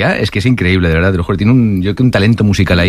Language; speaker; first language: Spanish; native; Spanish